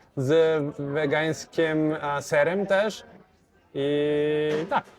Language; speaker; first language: Polish; non-native, learner; Portuguese